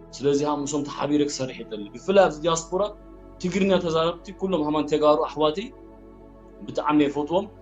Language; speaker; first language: Tigrinya; early bilingual, heritage; Tigrinya